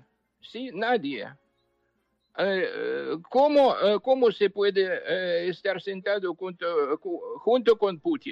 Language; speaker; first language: Spanish; non-native, fluent; Ukrainian